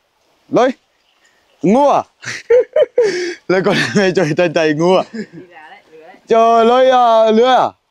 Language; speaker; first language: Vietnamese; non-native, learner; Portuguese